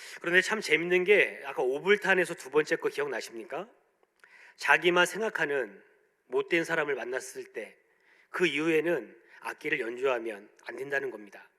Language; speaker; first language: Korean; native; Korean